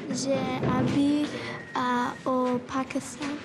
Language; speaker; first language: French; non-native, learner; Arabic